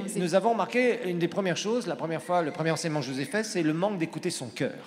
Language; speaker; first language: French; native; French